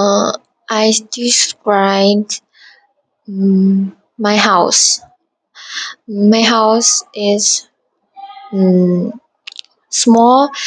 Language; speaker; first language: English; non-native, learner; Vietnamese